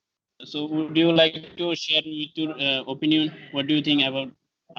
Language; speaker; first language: English; non-native, learner; Bangla